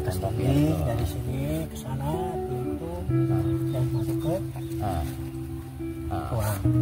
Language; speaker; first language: Indonesian; native; Indonesian